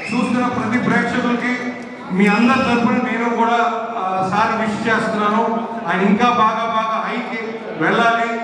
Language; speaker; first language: Telugu; native; Telugu